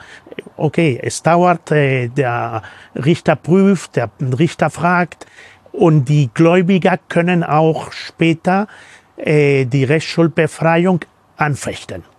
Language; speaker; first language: German; non-native, fluent; Spanish